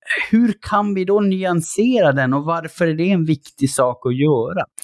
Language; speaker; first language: Swedish; native; Swedish